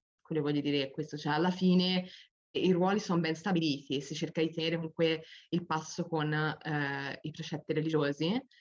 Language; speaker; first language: Italian; native; Italian